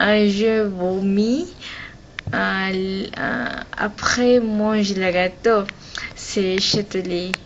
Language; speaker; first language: French; non-native, learner; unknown